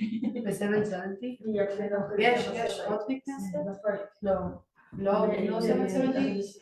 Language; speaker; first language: Hebrew; non-native, learner; English